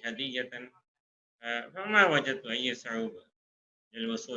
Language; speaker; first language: Arabic; non-native, fluent; Urdu